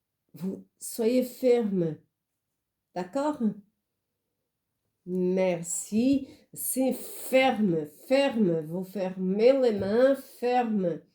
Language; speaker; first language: French; non-native, fluent; Portuguese